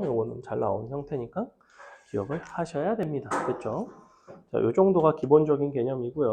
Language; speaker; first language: Korean; native; Korean